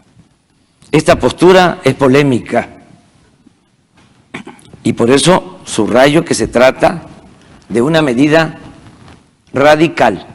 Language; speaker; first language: Spanish; native; Spanish